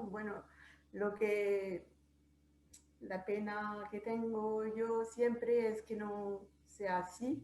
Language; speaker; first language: Spanish; non-native, fluent; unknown